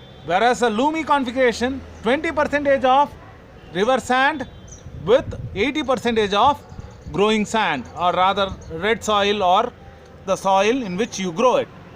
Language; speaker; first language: English; non-native, local second language; Tamil